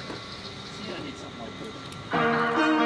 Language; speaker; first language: English; native; English